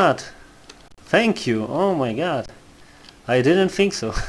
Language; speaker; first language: English; non-native, learner; Polish